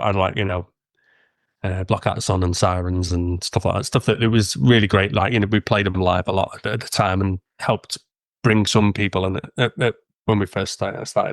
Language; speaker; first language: English; native; English